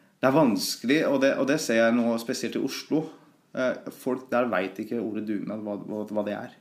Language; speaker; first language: Norwegian; early bilingual, other home language; Persian